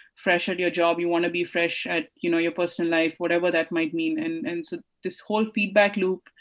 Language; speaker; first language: English; non-native, local second language; Hindi